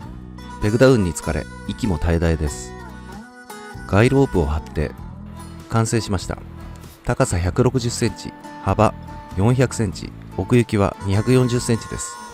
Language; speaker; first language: Japanese; native; Japanese